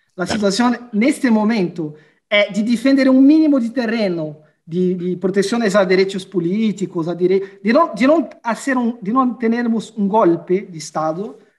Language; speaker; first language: Portuguese; native; Portuguese